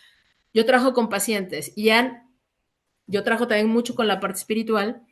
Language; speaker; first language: Spanish; native; Spanish